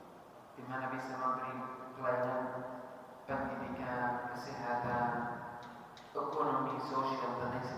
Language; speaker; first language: Indonesian; non-native, fluent; Arabic